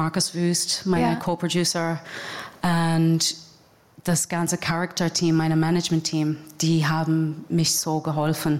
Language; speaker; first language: German; non-native, learner; English